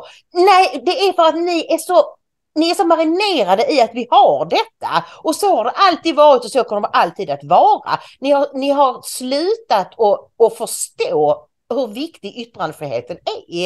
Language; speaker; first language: Swedish; native; Swedish